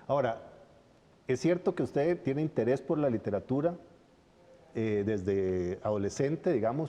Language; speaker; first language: Spanish; native; Spanish